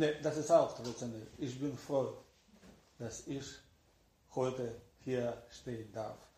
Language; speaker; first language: German; non-native, learner; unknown